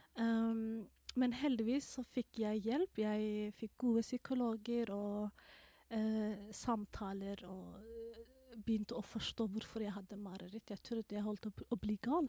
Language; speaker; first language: Norwegian; non-native, fluent; Somali